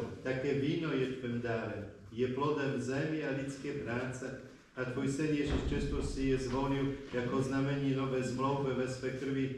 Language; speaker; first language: Czech; non-native, fluent; Polish